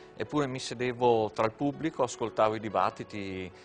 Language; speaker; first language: Italian; native; Italian